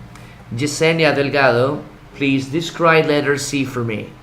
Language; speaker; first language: English; non-native, fluent; Spanish